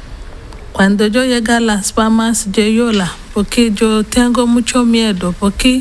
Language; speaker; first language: Spanish; non-native, learner; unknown